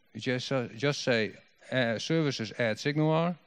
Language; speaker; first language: English; non-native, fluent; Dutch